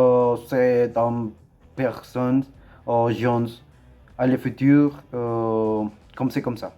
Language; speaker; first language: French; non-native, learner; Spanish